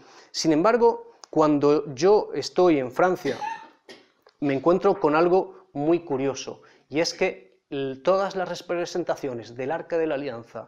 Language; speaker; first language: Spanish; native; Spanish